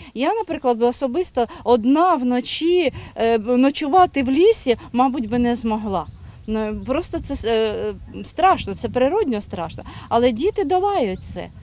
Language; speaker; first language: Ukrainian; native; Ukrainian